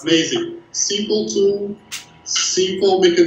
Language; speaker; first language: English; non-native, fluent; Portuguese